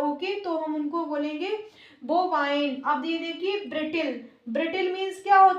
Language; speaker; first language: Hindi; native; Hindi